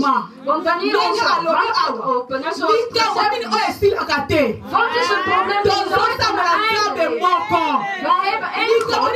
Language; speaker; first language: Dutch; non-native, fluent; Lingala